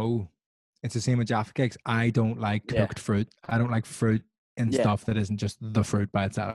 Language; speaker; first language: English; native; English